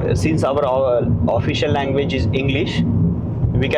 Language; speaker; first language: English; non-native, local second language; Hindi